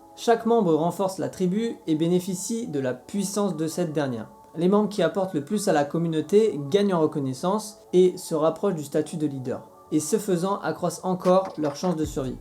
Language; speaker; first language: French; native; French